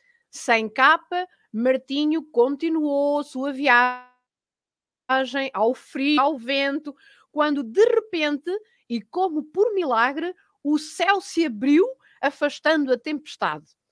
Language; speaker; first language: Portuguese; native; Portuguese